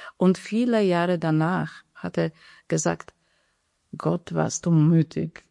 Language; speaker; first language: German; non-native, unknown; Polish